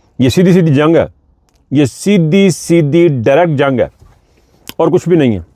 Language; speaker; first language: Urdu; non-native, local second language; Punjabi